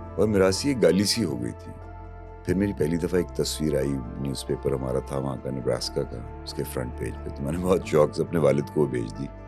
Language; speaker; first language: Urdu; native; Urdu